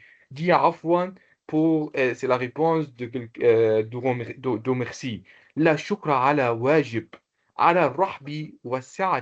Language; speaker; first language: French; non-native, local second language; Comorian